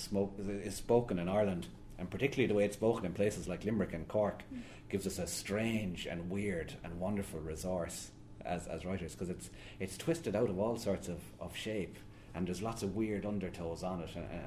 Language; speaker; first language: English; native; English